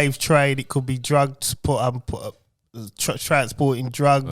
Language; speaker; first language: English; native; English